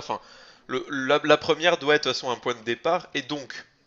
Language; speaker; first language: French; native; French